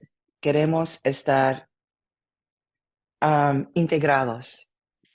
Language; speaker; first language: Spanish; non-native, learner; English